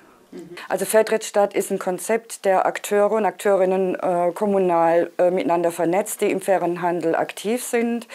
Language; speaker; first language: German; native; German